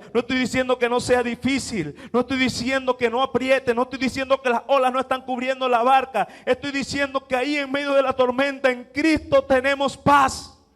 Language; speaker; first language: Spanish; native; Spanish